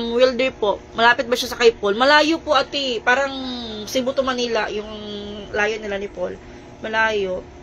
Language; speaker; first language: Filipino; non-native, local second language; Cebuano